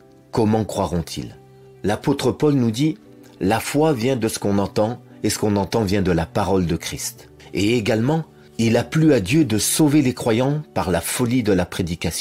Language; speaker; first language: French; native; French